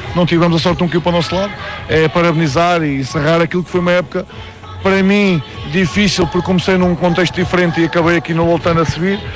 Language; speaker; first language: Portuguese; native; Portuguese